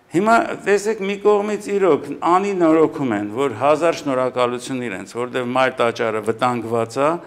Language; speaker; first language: Armenian; native; Armenian